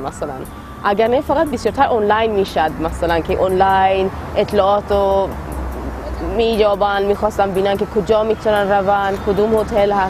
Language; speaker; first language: Persian; non-native, learner; Swedish